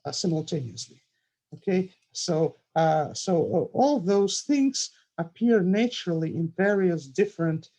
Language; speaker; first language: English; non-native, fluent; Russian